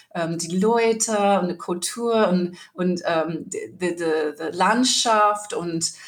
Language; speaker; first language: German; non-native, learner; English